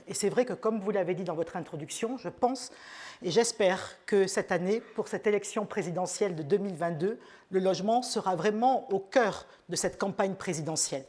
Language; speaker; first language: French; native; French